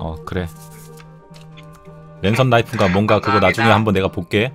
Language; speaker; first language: Korean; native; Korean